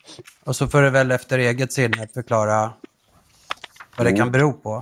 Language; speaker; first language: Swedish; native; Swedish